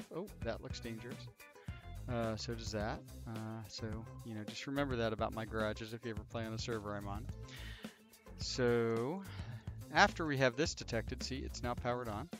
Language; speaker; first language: English; native; English